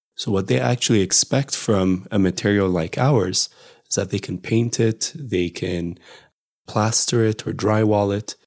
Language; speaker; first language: English; non-native, fluent; Amharic